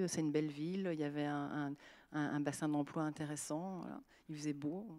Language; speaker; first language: French; native; French